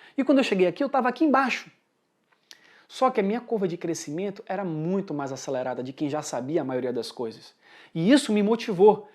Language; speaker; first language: Portuguese; early bilingual, heritage; Portuguese